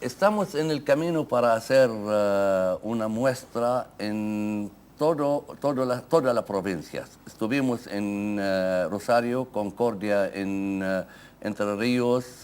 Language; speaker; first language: Spanish; non-native, fluent; Arabic